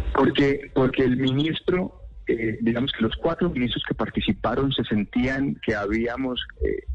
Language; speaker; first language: Spanish; native; Spanish